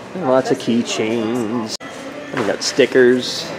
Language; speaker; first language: English; native; English